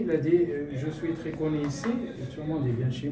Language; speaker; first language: French; non-native, local second language; Arabic